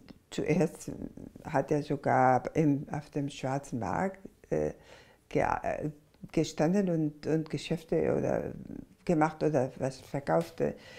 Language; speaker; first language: German; non-native, fluent; Spanish